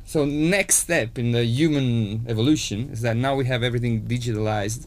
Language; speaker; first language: English; non-native, fluent; Italian